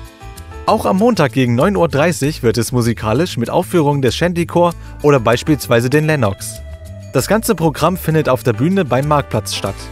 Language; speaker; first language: German; native; German